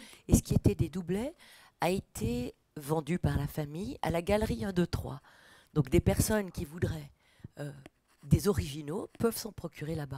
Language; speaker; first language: French; native; French